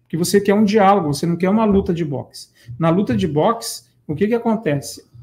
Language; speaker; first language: Portuguese; native; Portuguese